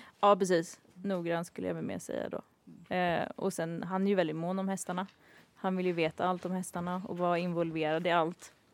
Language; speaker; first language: Swedish; native; Swedish